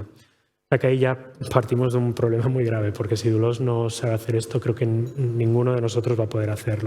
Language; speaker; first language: Spanish; native; Spanish